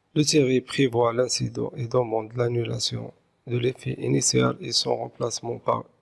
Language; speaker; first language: French; non-native, local second language; Arabic